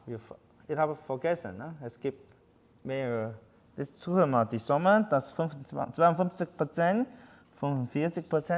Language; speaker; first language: German; non-native, fluent; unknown